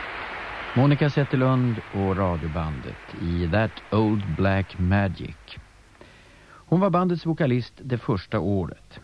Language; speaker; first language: Swedish; native; Swedish